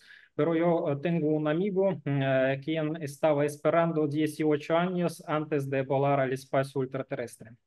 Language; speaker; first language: Spanish; non-native, learner; Russian